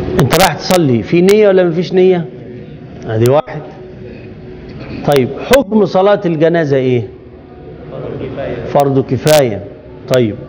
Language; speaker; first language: Arabic; native; Arabic